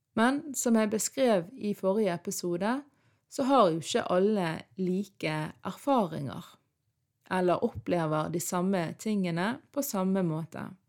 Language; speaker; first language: Norwegian; early bilingual, other home language; Arabic